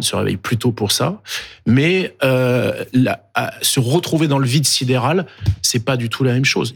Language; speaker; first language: French; native; French